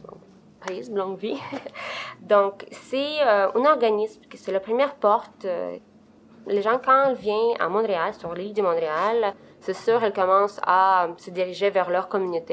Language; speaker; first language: French; non-native, fluent; Romanian